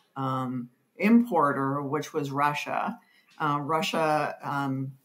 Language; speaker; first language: English; native; English